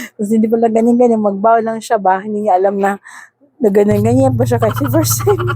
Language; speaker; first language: Filipino; non-native, local second language; Cebuano